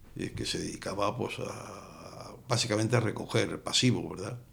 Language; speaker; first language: Spanish; native; Spanish